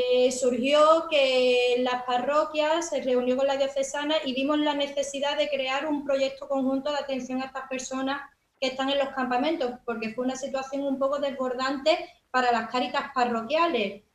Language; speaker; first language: Spanish; native; Spanish